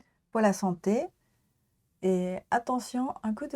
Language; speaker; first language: French; non-native, learner; Japanese